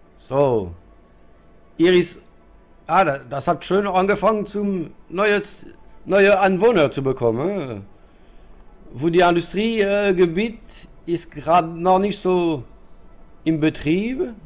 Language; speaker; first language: German; non-native, learner; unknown